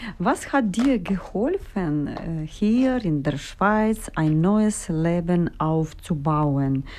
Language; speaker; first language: German; non-native, fluent; Ukrainian